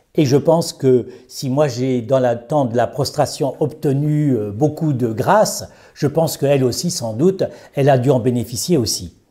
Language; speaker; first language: French; native; French